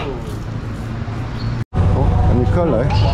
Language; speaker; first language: Thai; non-native, learner; Korean